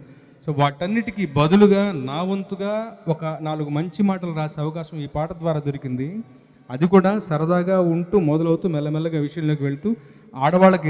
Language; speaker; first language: Telugu; native; Telugu